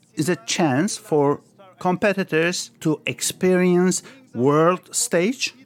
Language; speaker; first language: English; early bilingual, other home language; Turkish